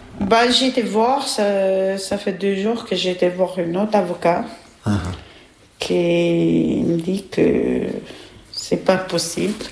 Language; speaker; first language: French; non-native, learner; Albanian